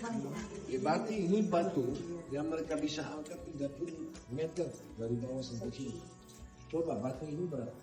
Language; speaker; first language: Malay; non-native, learner; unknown